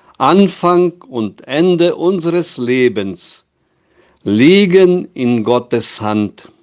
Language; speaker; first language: German; non-native, fluent; Portuguese